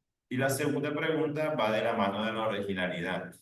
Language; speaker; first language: Spanish; native; Spanish